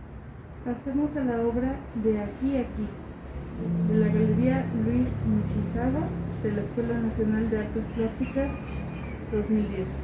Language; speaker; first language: Spanish; native; Spanish